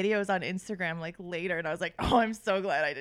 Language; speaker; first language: English; early bilingual, other home language; Romanian